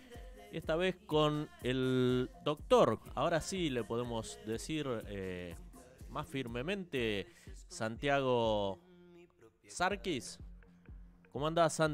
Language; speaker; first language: Spanish; native; Spanish